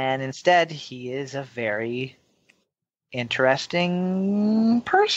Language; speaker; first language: English; native; English